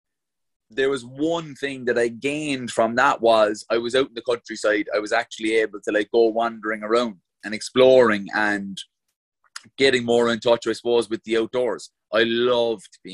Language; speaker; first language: English; native; English